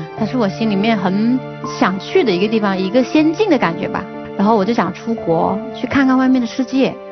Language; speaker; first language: Chinese; non-native, local second language; Hakka Chinese